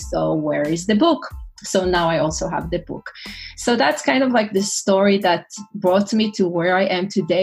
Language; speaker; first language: English; non-native, fluent; Hebrew